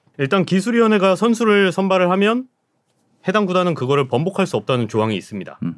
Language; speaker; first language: Korean; native; Korean